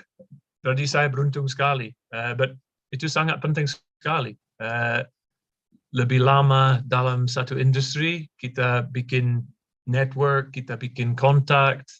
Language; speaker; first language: Indonesian; non-native, fluent; English